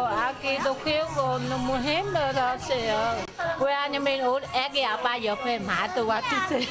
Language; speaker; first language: Korean; non-native, learner; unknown